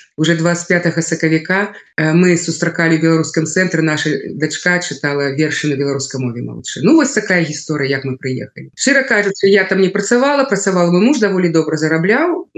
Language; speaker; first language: Belarusian; non-native, local second language; Russian